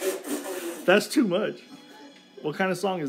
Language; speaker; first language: English; native; English